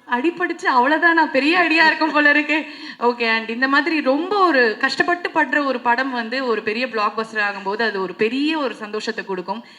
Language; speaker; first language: Tamil; native; Tamil